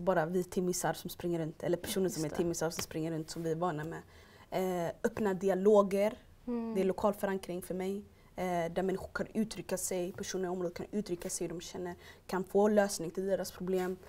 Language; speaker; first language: Swedish; early bilingual, other home language; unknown